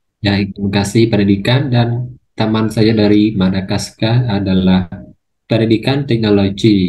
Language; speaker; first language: Indonesian; non-native, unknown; Khmer